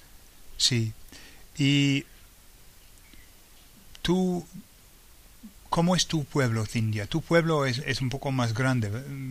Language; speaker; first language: Spanish; non-native, fluent; English